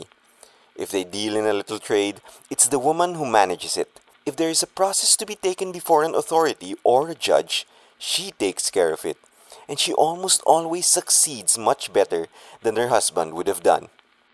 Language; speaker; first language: English; non-native, local second language; Filipino